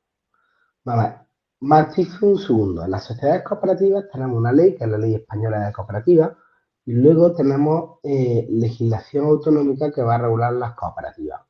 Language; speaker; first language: Spanish; native; Spanish